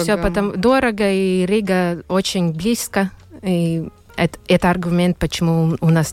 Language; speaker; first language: Russian; non-native, local second language; Latvian